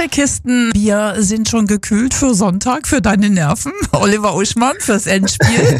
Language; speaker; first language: German; native; German